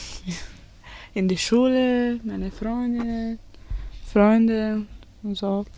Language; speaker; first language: German; non-native, learner; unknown